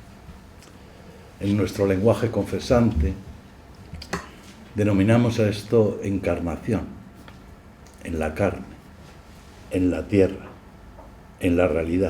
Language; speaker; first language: Spanish; native; Spanish